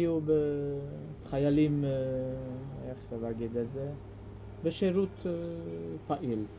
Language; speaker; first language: Hebrew; non-native, fluent; Hungarian